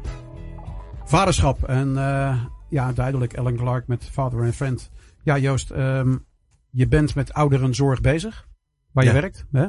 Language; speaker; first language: Dutch; native; Dutch